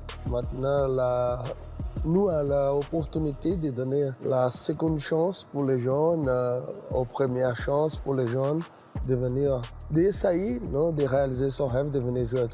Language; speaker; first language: French; non-native, fluent; Portuguese